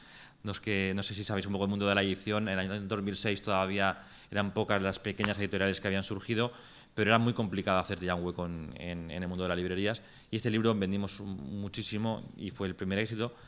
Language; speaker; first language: Spanish; native; Spanish